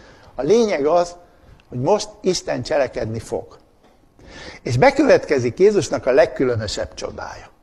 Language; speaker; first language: Hungarian; native; Hungarian